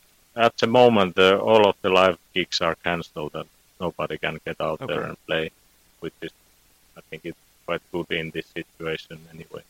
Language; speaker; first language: English; non-native, fluent; Finnish